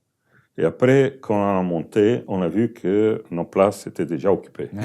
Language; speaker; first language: French; non-native, fluent; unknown